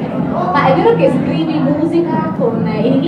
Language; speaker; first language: Italian; native; Italian